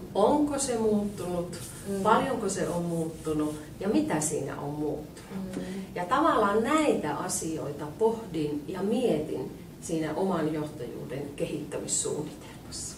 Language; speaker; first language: Finnish; native; Finnish